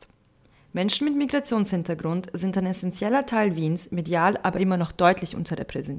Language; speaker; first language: German; early bilingual, other home language; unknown